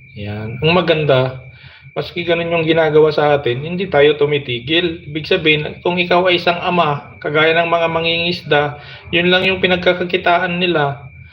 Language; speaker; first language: Filipino; non-native, local second language; Iloko